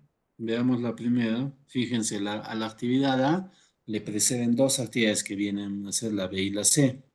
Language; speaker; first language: Spanish; native; Spanish